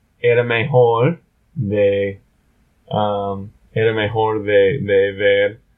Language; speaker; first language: Spanish; non-native, learner; English